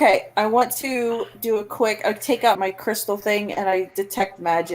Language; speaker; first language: English; native; English